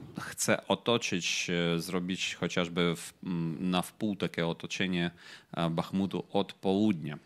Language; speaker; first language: Polish; non-native, fluent; Ukrainian